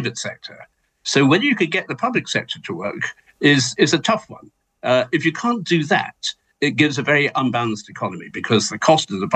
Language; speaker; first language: English; native; English